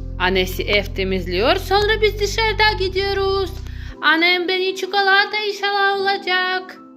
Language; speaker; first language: Turkish; non-native, learner; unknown